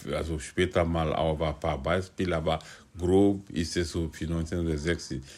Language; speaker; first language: German; non-native, fluent; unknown